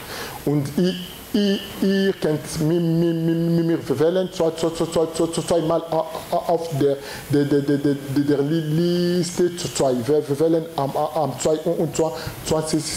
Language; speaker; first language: German; non-native, learner; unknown